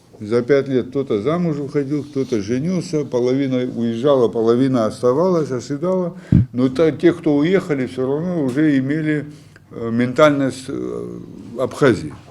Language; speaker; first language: Russian; non-native, fluent; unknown